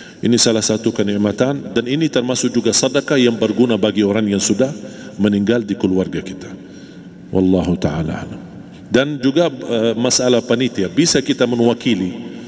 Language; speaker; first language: Malay; non-native, fluent; Arabic